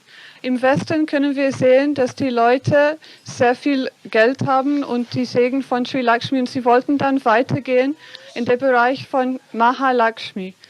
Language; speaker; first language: German; non-native, fluent; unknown